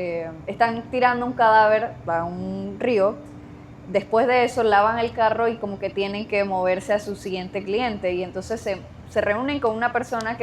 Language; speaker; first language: Spanish; native; Spanish